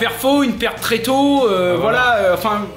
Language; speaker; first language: French; native; French